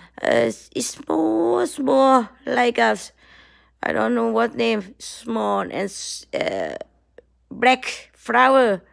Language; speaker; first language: English; non-native, learner; Thai